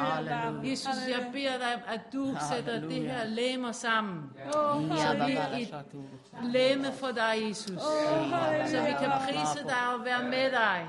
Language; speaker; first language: Danish; non-native, fluent; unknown